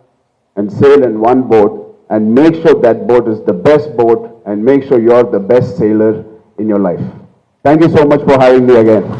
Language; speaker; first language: English; non-native, local second language; Telugu